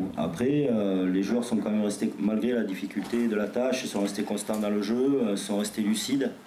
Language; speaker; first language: French; native; French